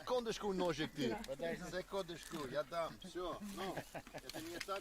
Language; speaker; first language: Russian; non-native, learner; English